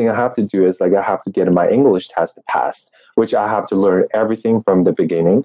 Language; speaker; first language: English; non-native, fluent; Chinese